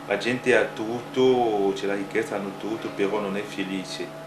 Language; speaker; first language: Italian; non-native, fluent; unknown